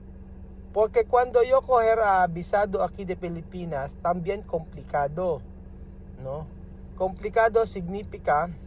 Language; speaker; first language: Spanish; non-native, learner; Filipino